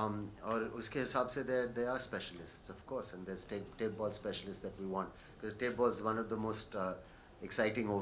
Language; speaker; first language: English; non-native, local second language; Hindi